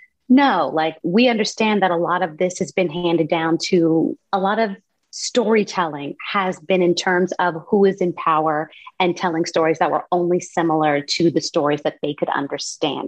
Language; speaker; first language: English; native; English